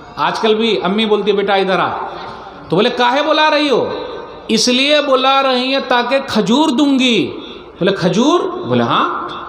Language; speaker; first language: Urdu; native; Urdu